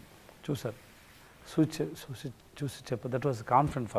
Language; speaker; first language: Telugu; non-native, learner; Tamil